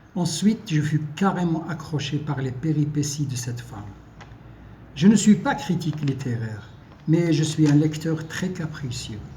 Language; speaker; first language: French; non-native, local second language; Arabic